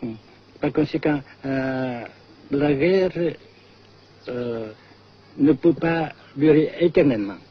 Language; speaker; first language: French; non-native, fluent; Vietnamese